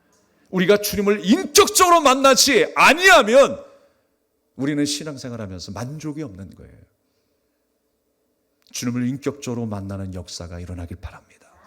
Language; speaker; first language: Korean; native; Korean